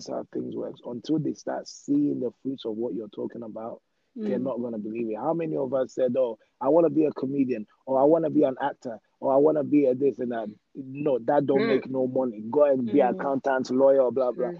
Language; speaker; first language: English; non-native, local second language; Akan